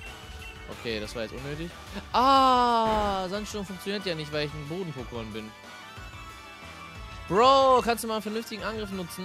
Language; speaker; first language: German; native; German